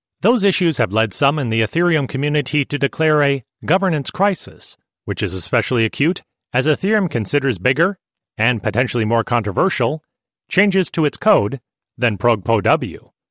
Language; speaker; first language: English; native; English